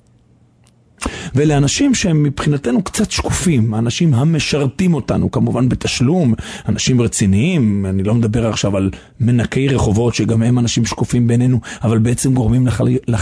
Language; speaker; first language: Hebrew; native; Hebrew